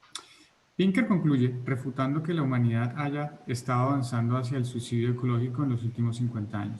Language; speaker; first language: Spanish; native; Spanish